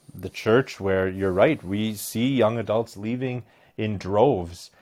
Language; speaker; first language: English; native; English